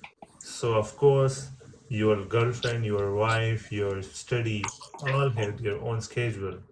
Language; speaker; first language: English; non-native, learner; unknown